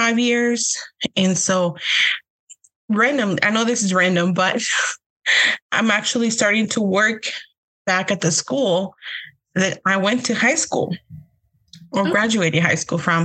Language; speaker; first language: English; early bilingual, other home language; Spanish